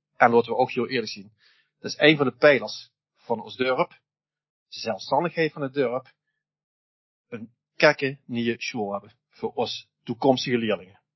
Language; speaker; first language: Dutch; native; Dutch